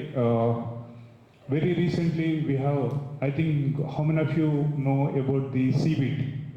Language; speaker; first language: English; non-native, local second language; Telugu